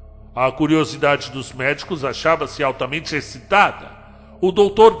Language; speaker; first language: Portuguese; native; Portuguese